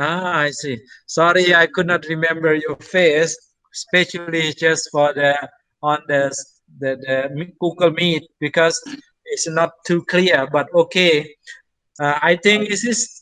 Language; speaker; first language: English; non-native, fluent; Thai